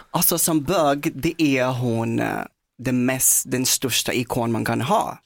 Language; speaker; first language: Swedish; non-native, fluent; Portuguese